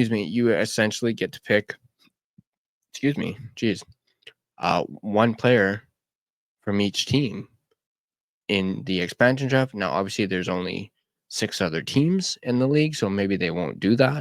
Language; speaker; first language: English; native; English